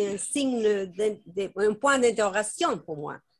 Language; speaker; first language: French; non-native, fluent; Spanish